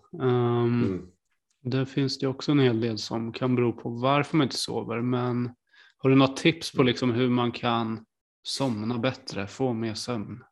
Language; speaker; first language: Swedish; native; Swedish